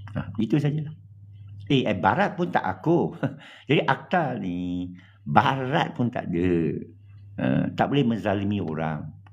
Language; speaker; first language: Malay; non-native, local second language; English